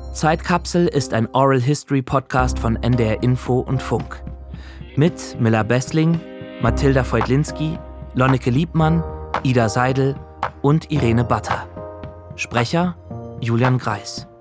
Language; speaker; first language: German; native; German